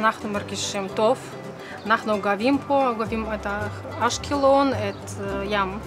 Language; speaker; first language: Hebrew; non-native, learner; Russian